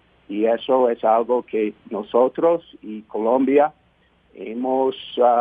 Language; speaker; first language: Spanish; non-native, fluent; English